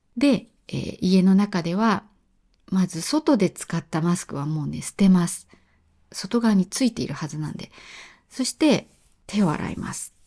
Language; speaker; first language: Japanese; native; Japanese